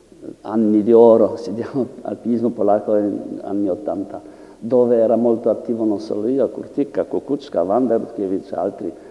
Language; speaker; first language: Italian; non-native, learner; Polish